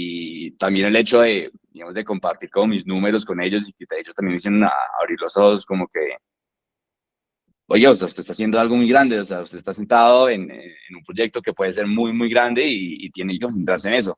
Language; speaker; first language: Spanish; native; Spanish